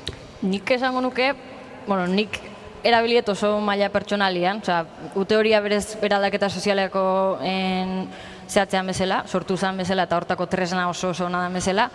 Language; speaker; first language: Basque; native; Basque